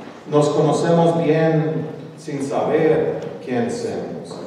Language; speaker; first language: Spanish; early bilingual, heritage; Spanish